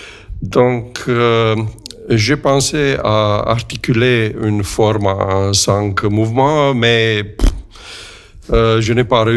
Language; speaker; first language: French; non-native, fluent; Romanian